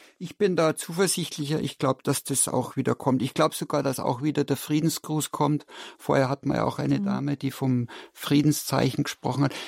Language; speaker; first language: German; native; German